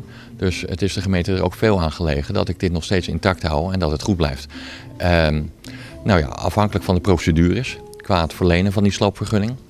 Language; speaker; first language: Dutch; native; Dutch